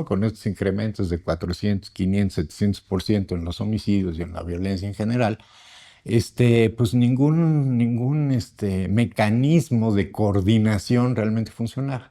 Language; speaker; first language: Spanish; native; Spanish